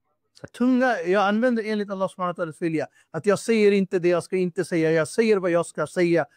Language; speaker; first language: Swedish; non-native, fluent; Urdu